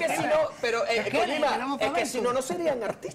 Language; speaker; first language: Spanish; native; Spanish